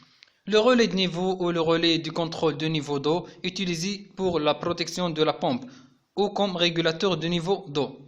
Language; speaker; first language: French; non-native, local second language; Arabic